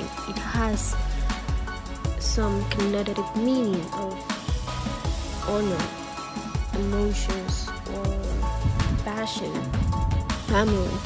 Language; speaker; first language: English; non-native, fluent; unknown